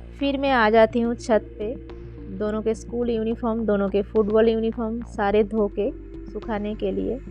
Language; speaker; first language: Hindi; non-native, local second language; Bangla